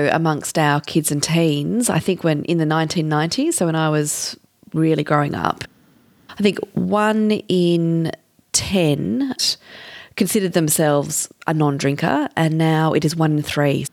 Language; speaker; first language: English; native; English